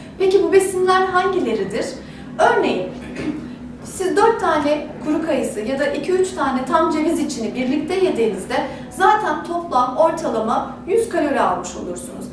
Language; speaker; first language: Turkish; native; Turkish